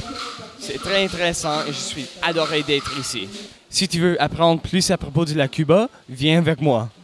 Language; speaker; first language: French; non-native, local second language; English